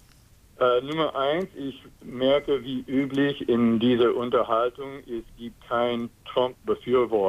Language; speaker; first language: German; non-native, fluent; English